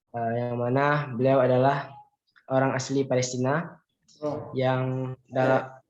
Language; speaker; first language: Indonesian; native; Indonesian